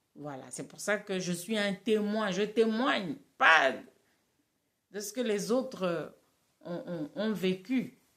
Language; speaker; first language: French; non-native, local second language; Lingala